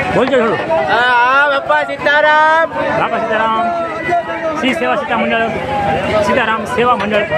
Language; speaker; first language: Hindi; non-native, local second language; Gujarati